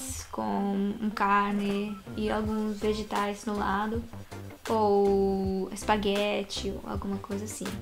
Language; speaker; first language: Portuguese; non-native, fluent; Japanese